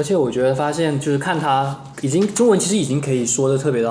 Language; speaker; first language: Chinese; native; Chinese